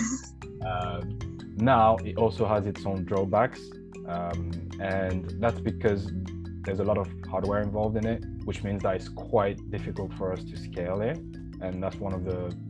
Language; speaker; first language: English; non-native, fluent; French